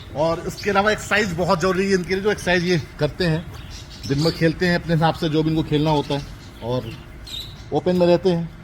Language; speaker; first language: Hindi; native; Hindi